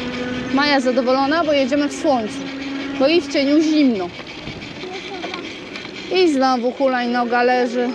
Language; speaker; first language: Polish; native; Polish